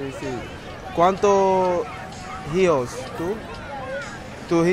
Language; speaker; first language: Spanish; non-native, learner; English